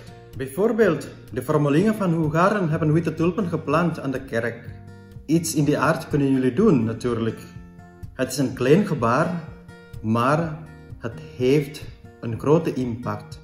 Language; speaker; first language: Dutch; non-native, fluent; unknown